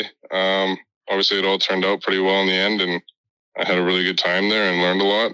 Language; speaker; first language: English; native; English